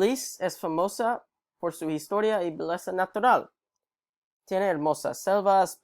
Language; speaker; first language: Spanish; non-native, learner; English